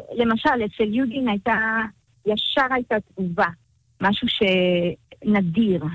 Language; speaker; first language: Hebrew; non-native, fluent; French